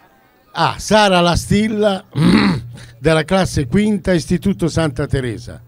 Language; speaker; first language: Italian; native; Italian